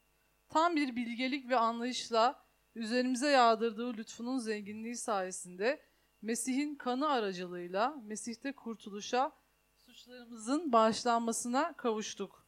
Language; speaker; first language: Turkish; native; Turkish